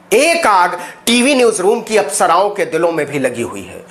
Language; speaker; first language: Hindi; native; Hindi